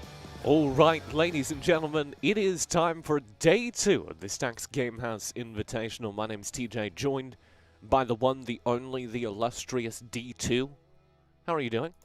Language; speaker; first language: English; native; English